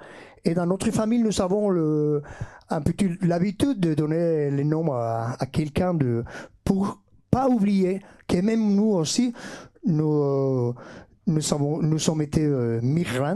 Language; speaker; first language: French; non-native, fluent; Basque